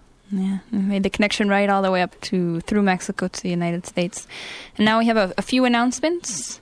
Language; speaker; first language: English; native; English